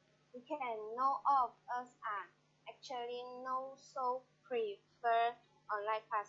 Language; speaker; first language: English; non-native, learner; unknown